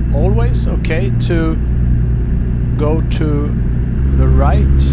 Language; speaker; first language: English; non-native, fluent; Swedish